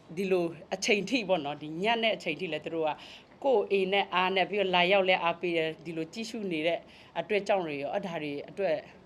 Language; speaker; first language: Burmese; native; Burmese